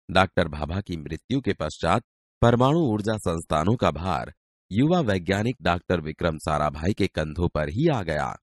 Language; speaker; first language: Hindi; non-native, local second language; Gujarati